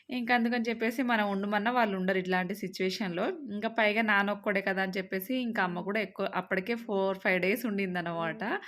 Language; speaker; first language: Telugu; native; Telugu